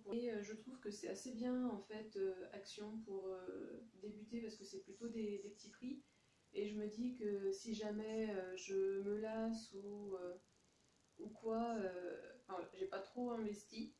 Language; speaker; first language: French; native; French